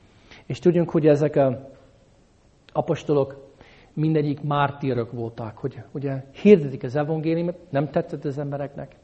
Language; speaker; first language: Hungarian; non-native, fluent; English